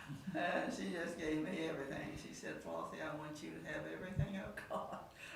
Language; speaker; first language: English; native; English